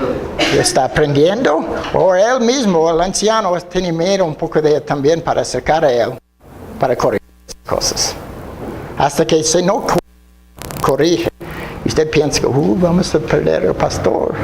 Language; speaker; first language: Spanish; non-native, fluent; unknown